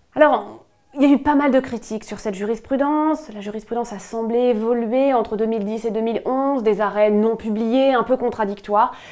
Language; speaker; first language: French; native; French